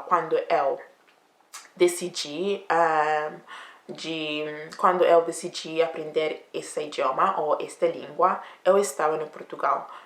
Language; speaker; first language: Portuguese; non-native, learner; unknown